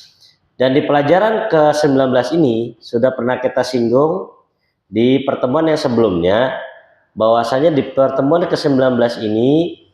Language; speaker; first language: Indonesian; native; Indonesian